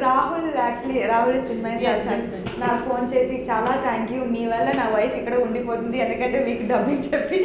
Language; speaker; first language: Telugu; non-native, local second language; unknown